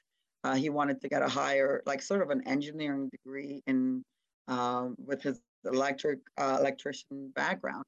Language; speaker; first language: English; non-native, fluent; Hungarian